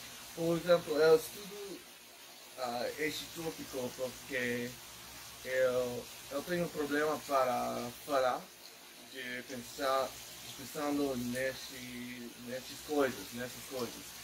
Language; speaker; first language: Portuguese; non-native, learner; English